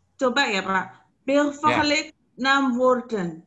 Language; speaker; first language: Dutch; non-native, learner; Indonesian